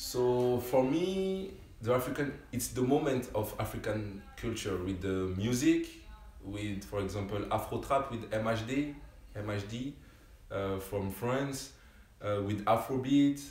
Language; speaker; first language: English; non-native, learner; French